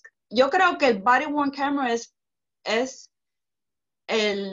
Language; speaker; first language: Spanish; early bilingual, heritage; Spanish